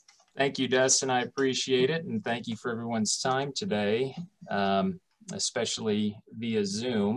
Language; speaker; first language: English; native; English